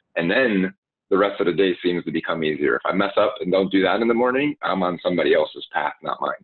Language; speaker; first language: English; native; English